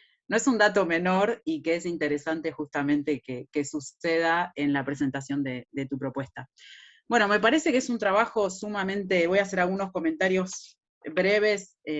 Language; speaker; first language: Spanish; native; Spanish